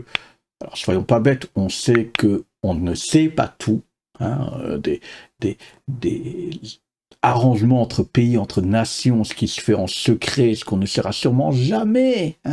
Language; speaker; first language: French; native; French